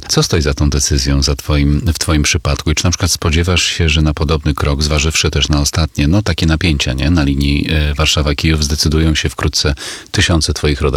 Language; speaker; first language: Polish; native; Polish